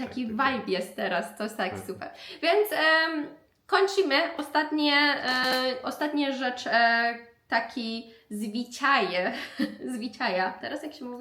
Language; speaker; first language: Polish; non-native, learner; Persian